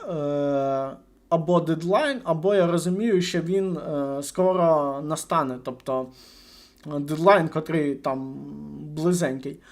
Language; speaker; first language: Ukrainian; non-native, local second language; Russian